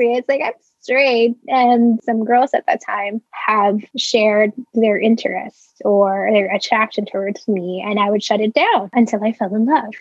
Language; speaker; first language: English; non-native, local second language; Filipino